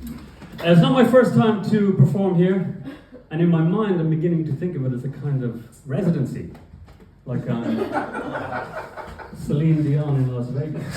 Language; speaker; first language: English; native; English